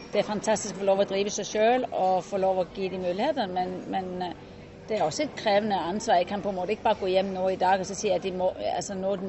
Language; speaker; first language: Norwegian; native; Norwegian